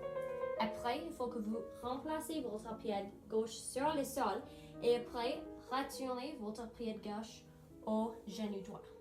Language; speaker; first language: French; non-native, local second language; English